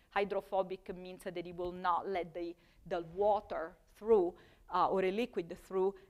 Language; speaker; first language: English; non-native, fluent; Italian